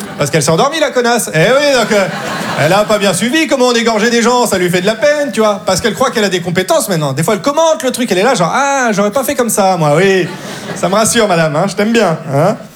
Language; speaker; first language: French; native; French